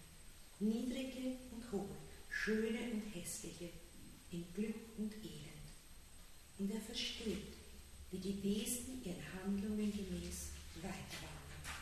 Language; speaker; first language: German; native; German